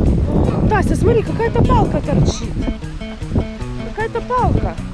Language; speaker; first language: Russian; native; Russian